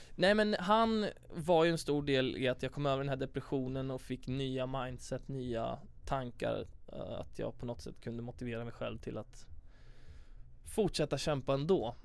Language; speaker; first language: Swedish; native; Swedish